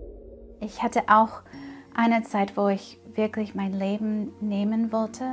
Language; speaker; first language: German; non-native, fluent; English